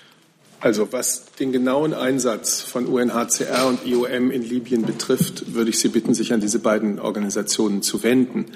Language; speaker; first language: German; native; German